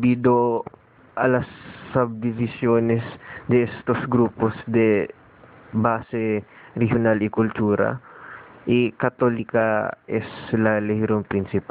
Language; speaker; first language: Spanish; non-native, learner; Filipino